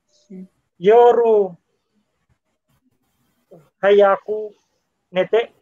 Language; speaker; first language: Japanese; non-native, learner; Filipino